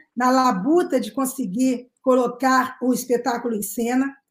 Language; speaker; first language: Portuguese; native; Portuguese